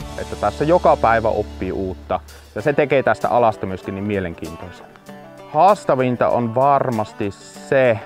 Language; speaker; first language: Finnish; non-native, fluent; German